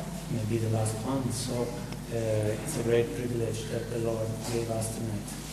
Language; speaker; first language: English; non-native, fluent; Italian